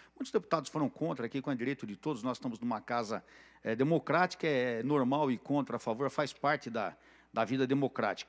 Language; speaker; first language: Portuguese; native; Portuguese